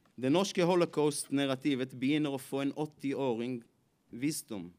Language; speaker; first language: Norwegian; non-native, fluent; Hebrew